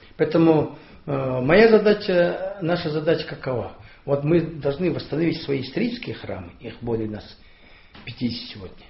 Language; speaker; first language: Russian; non-native, local second language; Buriat